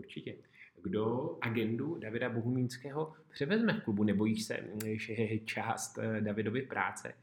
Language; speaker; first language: Czech; native; Czech